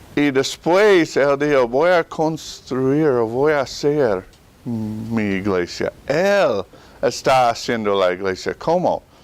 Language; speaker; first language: Spanish; non-native, fluent; English